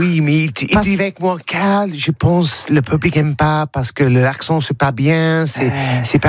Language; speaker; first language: French; non-native, learner; English